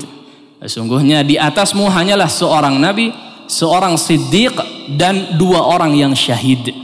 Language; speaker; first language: Indonesian; native; Indonesian